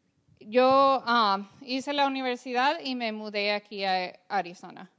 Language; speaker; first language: Spanish; early bilingual, heritage; English